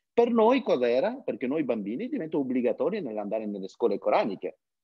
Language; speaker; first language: Italian; non-native, fluent; Persian